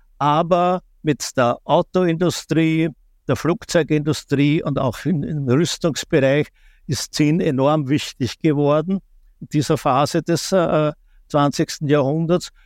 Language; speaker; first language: German; native; German